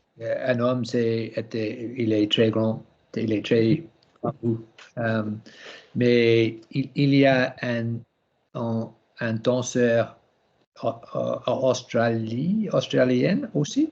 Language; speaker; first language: French; non-native, learner; English